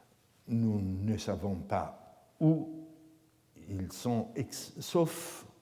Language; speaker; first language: French; non-native, fluent; Italian